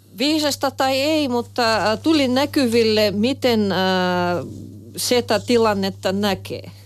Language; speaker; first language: Finnish; non-native, fluent; Russian